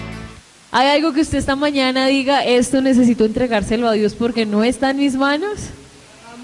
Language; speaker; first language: Spanish; native; Spanish